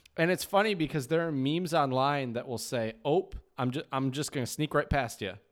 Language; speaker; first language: English; native; English